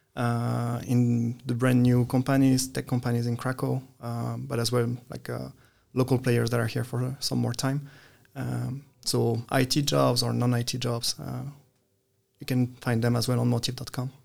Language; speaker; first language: English; non-native, fluent; French